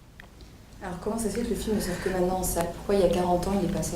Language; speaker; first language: French; native; French